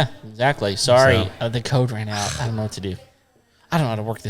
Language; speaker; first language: English; native; English